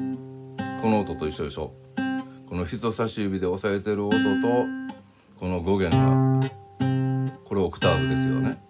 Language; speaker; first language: Japanese; native; Japanese